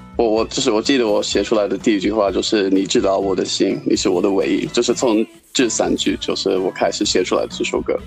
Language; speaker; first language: Chinese; non-native, fluent; English